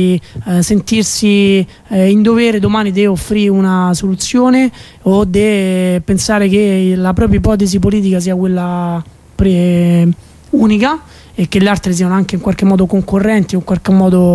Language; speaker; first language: Italian; native; Italian